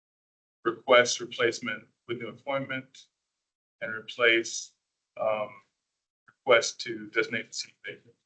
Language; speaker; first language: English; native; English